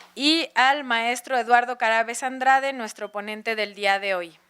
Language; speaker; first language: Spanish; native; Spanish